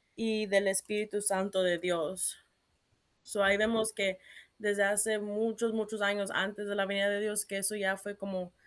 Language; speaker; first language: Spanish; early bilingual, heritage; Spanish